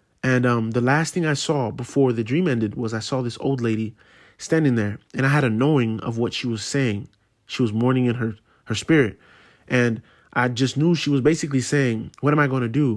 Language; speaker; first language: English; native; English